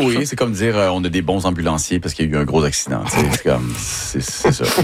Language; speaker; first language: French; native; French